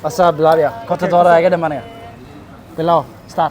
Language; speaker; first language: Somali; native; Somali